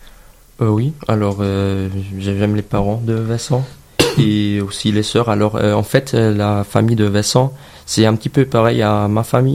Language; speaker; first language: French; non-native, learner; German